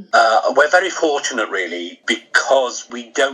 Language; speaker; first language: English; native; English